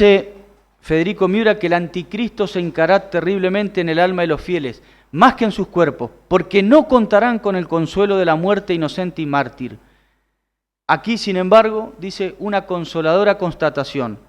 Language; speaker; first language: Spanish; native; Spanish